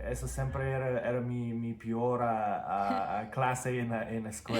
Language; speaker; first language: Spanish; non-native, fluent; English